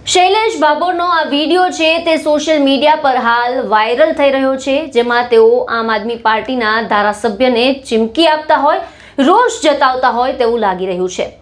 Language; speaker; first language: Gujarati; native; Gujarati